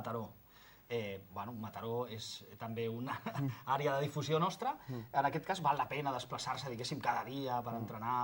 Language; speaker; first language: Catalan; native; Catalan